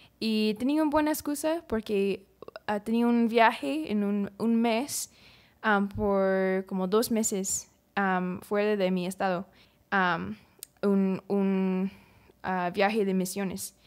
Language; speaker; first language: Spanish; non-native, learner; English